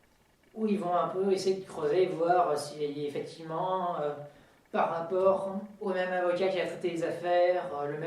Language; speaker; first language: French; native; French